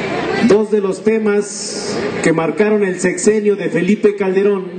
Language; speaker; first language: Spanish; native; Spanish